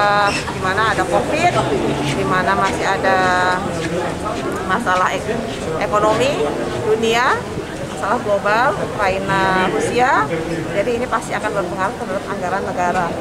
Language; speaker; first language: Indonesian; native; Indonesian